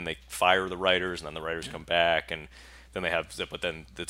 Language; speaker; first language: English; native; English